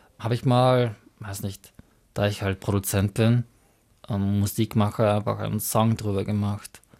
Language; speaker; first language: German; early bilingual, other home language; Mongolian